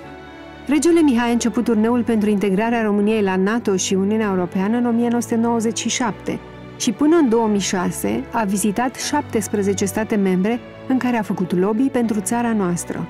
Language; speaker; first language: Romanian; native; Romanian